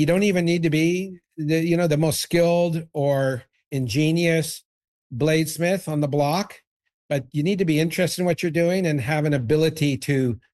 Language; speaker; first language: English; native; English